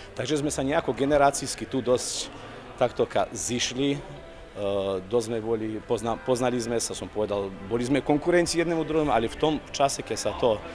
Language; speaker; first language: Slovak; native; Slovak